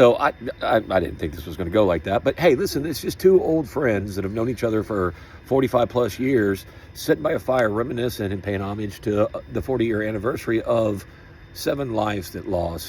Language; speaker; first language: English; native; English